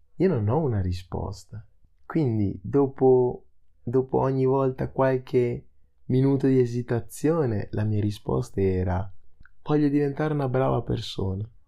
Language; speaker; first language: Italian; early bilingual, other home language; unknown